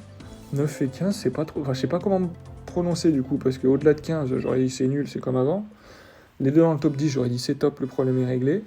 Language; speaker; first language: French; native; French